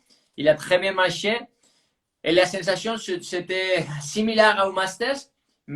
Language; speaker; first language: French; non-native, fluent; Spanish